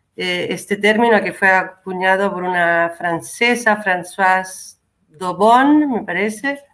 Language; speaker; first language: Spanish; non-native, fluent; Italian